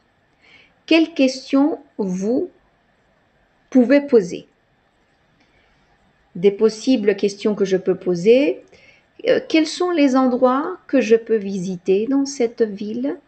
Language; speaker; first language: French; non-native, fluent; Spanish